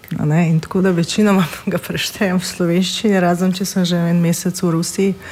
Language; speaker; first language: Slovenian; non-native, fluent; Russian